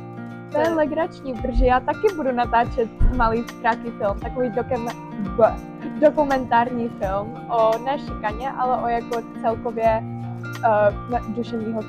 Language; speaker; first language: Czech; early bilingual, heritage; Czech